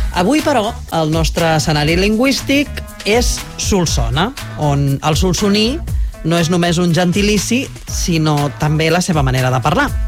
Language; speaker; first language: Catalan; native; Catalan